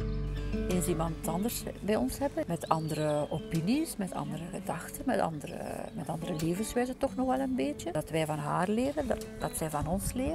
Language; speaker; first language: Dutch; native; Dutch